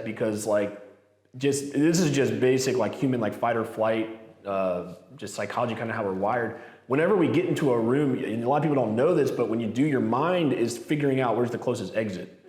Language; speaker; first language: English; native; English